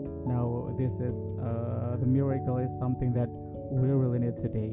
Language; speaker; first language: English; non-native, fluent; Indonesian